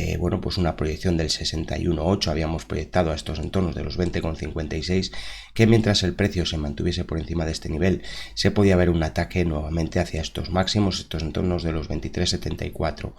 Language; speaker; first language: Spanish; native; Spanish